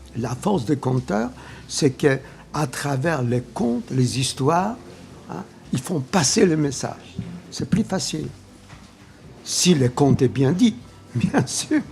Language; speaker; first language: French; non-native, fluent; Polish